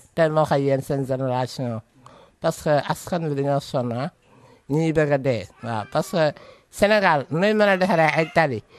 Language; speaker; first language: Wolof; native; Wolof